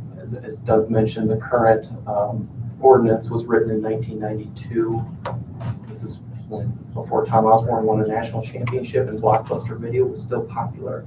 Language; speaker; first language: English; native; English